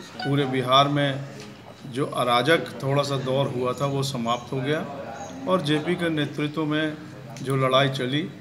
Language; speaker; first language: Hindi; native; Hindi